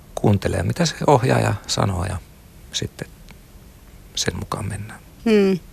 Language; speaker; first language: Finnish; native; Finnish